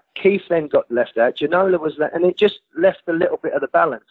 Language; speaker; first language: English; native; English